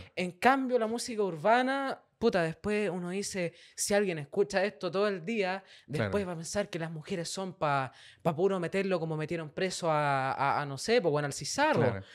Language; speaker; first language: Spanish; native; Spanish